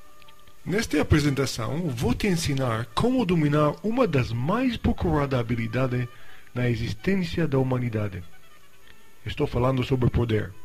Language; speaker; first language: Portuguese; non-native, fluent; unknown